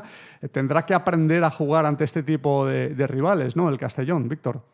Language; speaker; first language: Spanish; native; Spanish